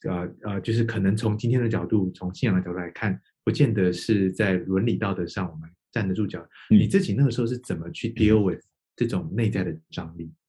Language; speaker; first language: Chinese; native; Chinese